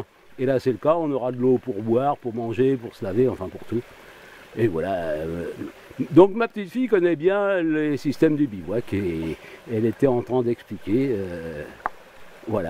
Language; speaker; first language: French; native; French